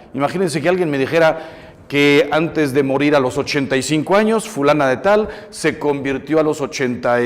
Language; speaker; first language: Spanish; native; Spanish